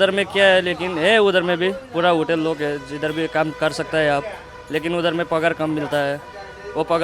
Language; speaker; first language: Hindi; non-native, local second language; Nepali